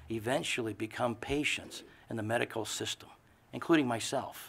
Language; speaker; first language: English; native; English